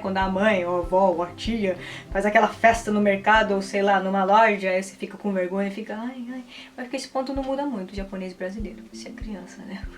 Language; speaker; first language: Portuguese; early bilingual, heritage; Portuguese